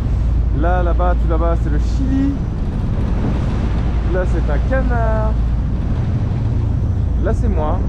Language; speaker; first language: French; native; French